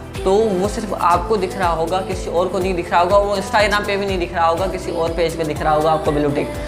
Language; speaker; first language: Hindi; non-native, local second language; Sindhi